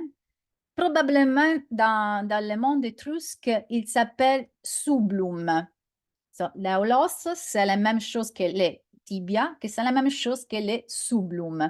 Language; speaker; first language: French; non-native, learner; Italian